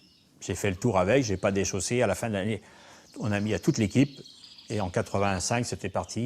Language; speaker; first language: French; native; French